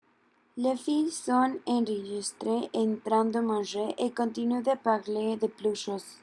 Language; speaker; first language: French; non-native, learner; Spanish